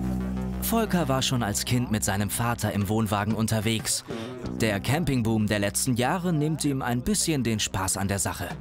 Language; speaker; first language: German; native; German